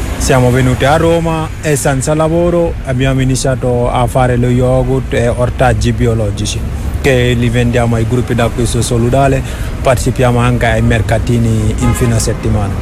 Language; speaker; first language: Italian; non-native, fluent; Wolof